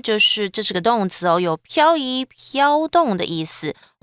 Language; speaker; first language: Chinese; native; Chinese